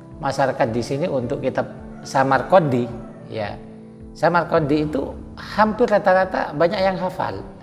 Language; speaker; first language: Indonesian; non-native, local second language; Madurese